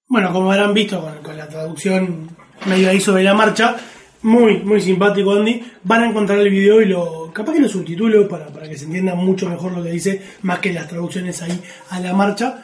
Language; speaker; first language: Spanish; native; Spanish